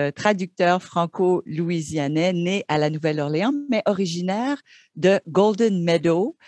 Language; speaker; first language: French; native; French